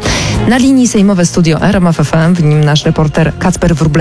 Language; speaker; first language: Polish; native; Polish